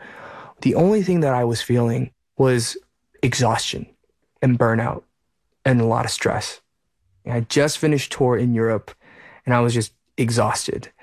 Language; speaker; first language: English; early bilingual, other home language; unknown